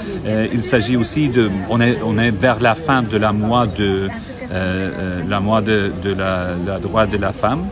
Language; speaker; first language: French; non-native, fluent; Swedish